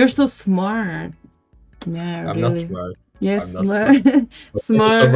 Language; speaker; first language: English; non-native, learner; Turkish